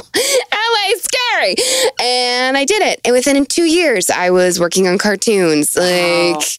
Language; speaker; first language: English; native; English